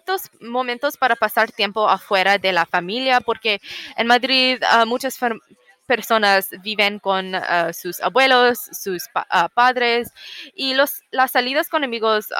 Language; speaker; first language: Spanish; non-native, learner; English